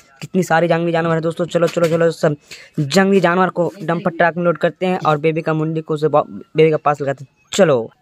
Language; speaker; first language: Hindi; native; Hindi